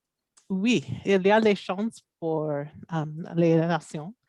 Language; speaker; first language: French; non-native, local second language; English